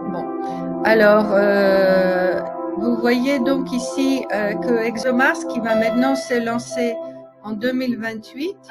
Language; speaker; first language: French; native; French